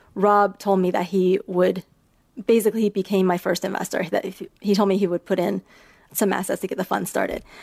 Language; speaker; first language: English; early bilingual, other home language; Chinese